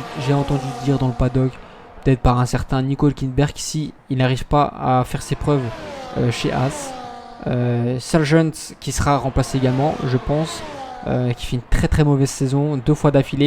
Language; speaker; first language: French; native; French